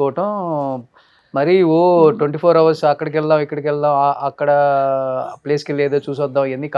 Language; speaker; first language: Telugu; native; Telugu